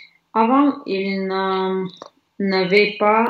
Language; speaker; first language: French; non-native, learner; Russian